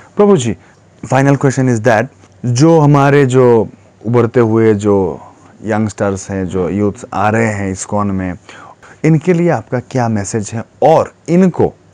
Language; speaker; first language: Hindi; non-native, fluent; Bangla